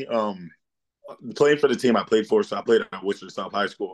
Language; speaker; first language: English; early bilingual, other home language; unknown